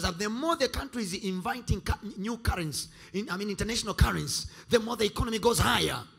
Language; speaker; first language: English; non-native, local second language; Swahili